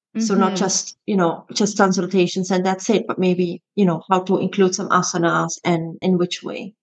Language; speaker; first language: English; non-native, fluent; German